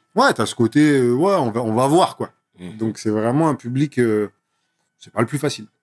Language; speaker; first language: French; native; French